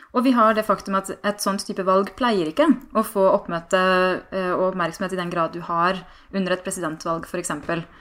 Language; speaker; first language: Norwegian; native; Norwegian